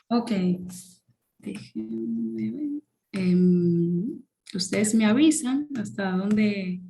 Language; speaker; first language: Spanish; native; Spanish